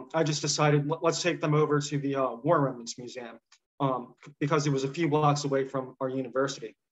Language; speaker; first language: English; native; English